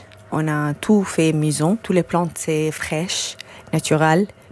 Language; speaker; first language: French; non-native, learner; Arabic